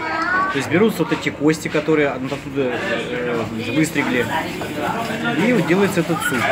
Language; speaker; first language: Russian; native; Russian